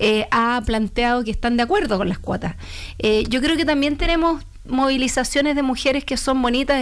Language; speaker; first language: Spanish; native; Spanish